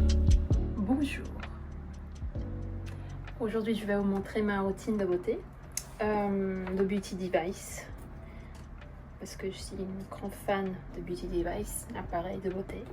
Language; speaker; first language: French; non-native, fluent; Korean